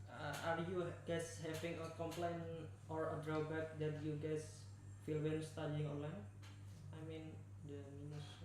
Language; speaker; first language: English; non-native, learner; Indonesian